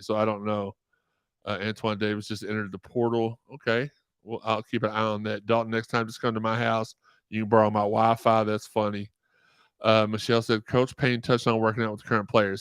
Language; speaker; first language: English; native; English